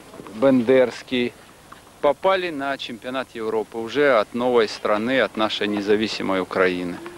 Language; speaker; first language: Russian; native; Russian